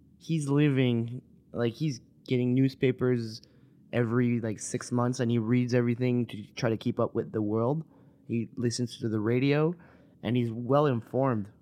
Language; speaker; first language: English; non-native, local second language; French